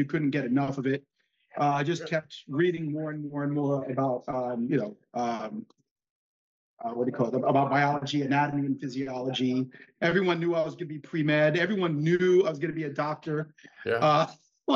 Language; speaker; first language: English; native; English